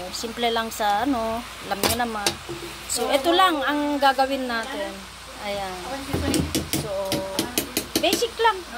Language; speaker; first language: Filipino; non-native, local second language; Iloko